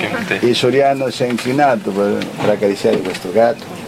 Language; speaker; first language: Italian; non-native, learner; Spanish